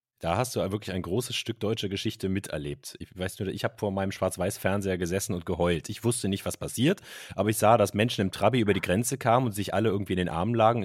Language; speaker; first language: German; native; German